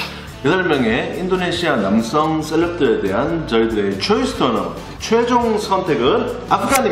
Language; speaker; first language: Korean; native; Korean